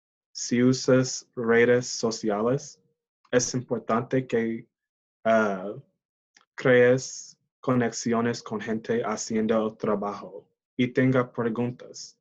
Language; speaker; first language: Spanish; non-native, learner; English